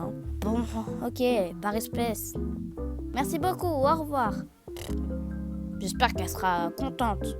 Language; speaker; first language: French; native; French